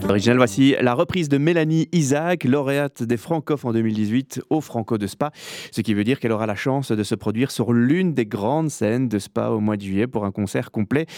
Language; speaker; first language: French; native; French